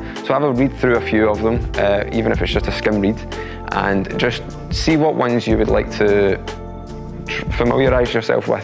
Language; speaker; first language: English; native; English